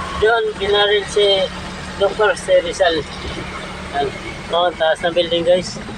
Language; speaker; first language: Filipino; non-native, local second language; Cebuano